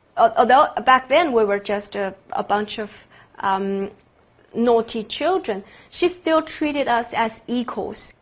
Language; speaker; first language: English; non-native, fluent; Chinese